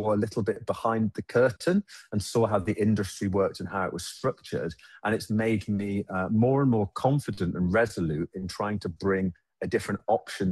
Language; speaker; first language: English; native; English